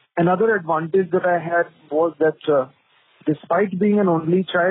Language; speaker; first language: English; non-native, local second language; Kodava